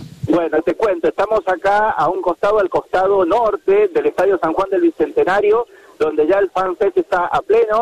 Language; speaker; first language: Spanish; native; Spanish